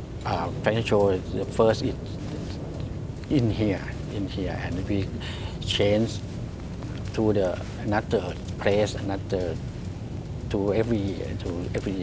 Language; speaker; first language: English; non-native, learner; Thai